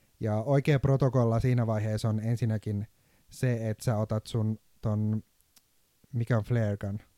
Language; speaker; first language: Finnish; non-native, fluent; Turkish